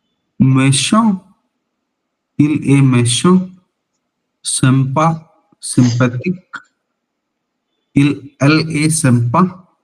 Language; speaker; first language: French; non-native, learner; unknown